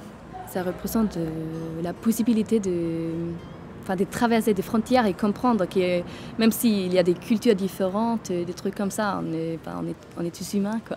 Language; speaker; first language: French; non-native, fluent; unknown